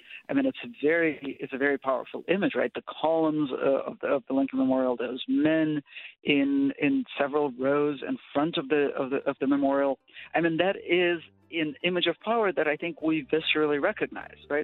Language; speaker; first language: English; non-native, fluent; Russian